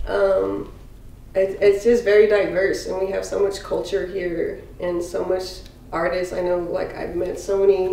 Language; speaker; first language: English; native; English